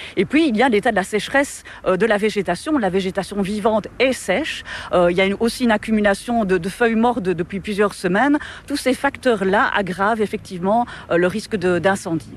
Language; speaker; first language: French; native; French